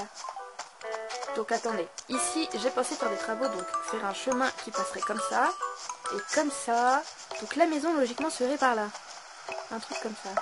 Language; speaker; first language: French; native; French